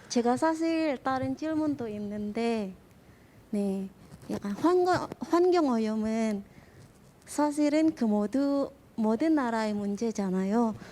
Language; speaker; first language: Korean; non-native, fluent; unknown